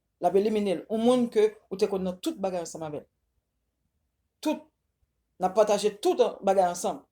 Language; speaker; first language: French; non-native, local second language; Haitian Creole